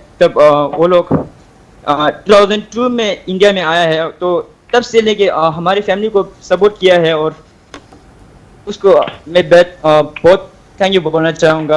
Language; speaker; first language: Hindi; non-native, local second language; Tibetan